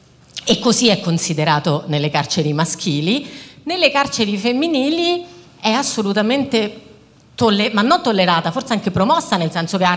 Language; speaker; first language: Italian; native; Italian